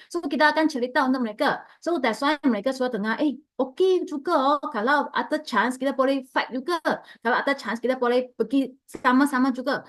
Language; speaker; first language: Malay; non-native, local second language; Chinese